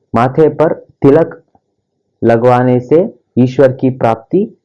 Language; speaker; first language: Hindi; non-native, local second language; Kannada